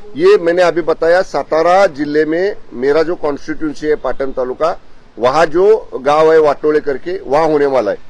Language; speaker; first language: Hindi; non-native, local second language; Marathi